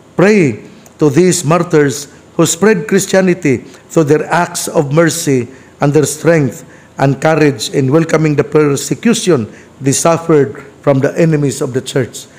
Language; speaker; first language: English; non-native, local second language; Cebuano